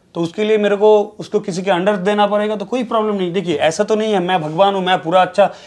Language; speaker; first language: Hindi; non-native, local second language; Bangla